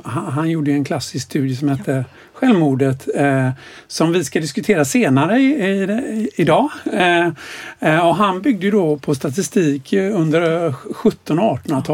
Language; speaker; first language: Swedish; native; Swedish